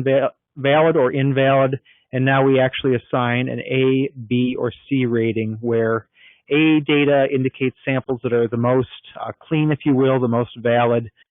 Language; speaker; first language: English; native; English